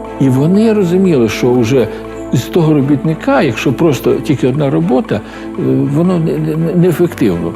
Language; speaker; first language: Ukrainian; native; Ukrainian